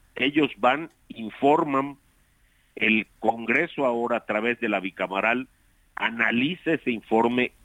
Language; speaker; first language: Spanish; native; Spanish